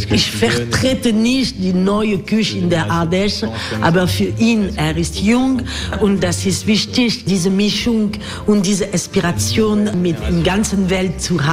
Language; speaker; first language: German; non-native, learner; French